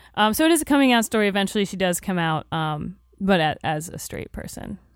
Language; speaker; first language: English; native; English